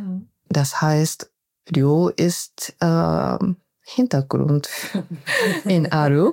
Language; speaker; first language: German; non-native, fluent; Japanese